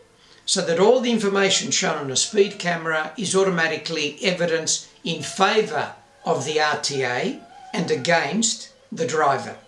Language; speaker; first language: English; native; English